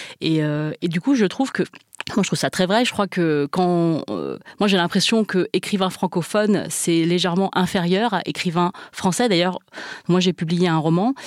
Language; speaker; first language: French; early bilingual, other home language; Chinese